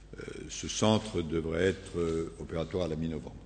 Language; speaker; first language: French; native; French